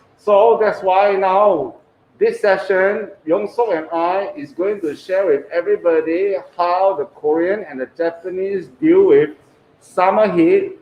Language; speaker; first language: English; non-native, fluent; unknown